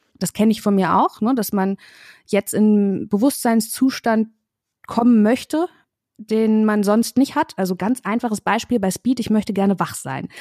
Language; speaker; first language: German; native; German